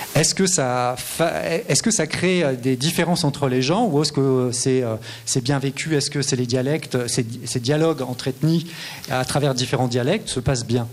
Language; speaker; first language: French; native; French